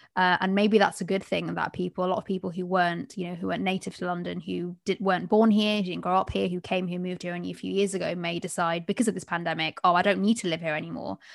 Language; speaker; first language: English; early bilingual, other home language; Bangla